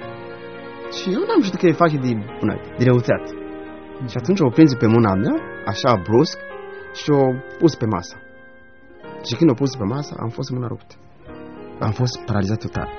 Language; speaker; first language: Romanian; non-native, learner; Rundi